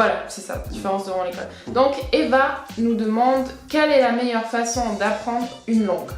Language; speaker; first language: French; early bilingual, other home language; English